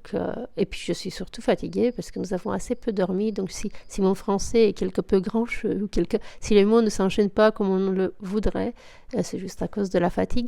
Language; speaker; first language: French; native; French